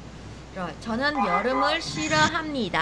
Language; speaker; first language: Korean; non-native, fluent; Vietnamese